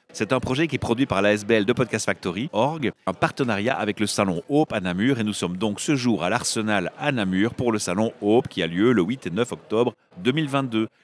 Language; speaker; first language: French; native; French